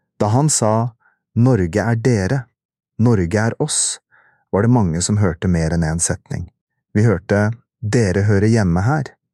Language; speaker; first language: Norwegian; early bilingual, other home language; Urdu